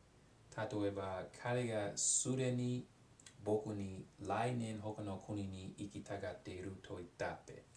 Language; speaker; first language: Japanese; non-native, learner; English